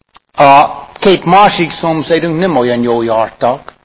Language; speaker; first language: Hungarian; non-native, fluent; English